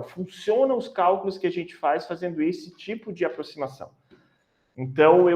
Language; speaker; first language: Portuguese; native; Portuguese